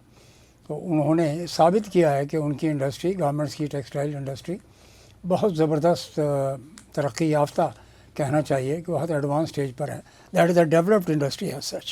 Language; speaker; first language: Urdu; native; Urdu